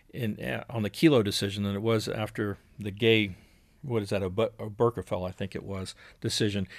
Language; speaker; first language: English; native; English